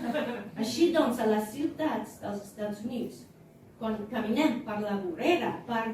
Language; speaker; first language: Catalan; non-native, fluent; English